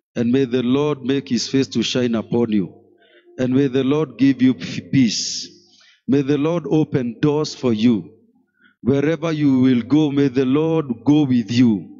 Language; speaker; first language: English; non-native, local second language; Swahili